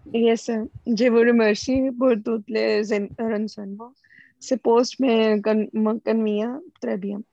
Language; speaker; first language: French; non-native, learner; Hindi